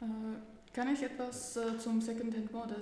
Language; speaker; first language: German; non-native, learner; Czech